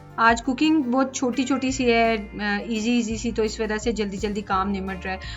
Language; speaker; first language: Urdu; non-native, local second language; Punjabi